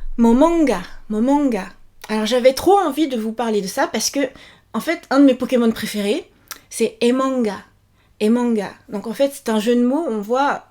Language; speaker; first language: French; native; French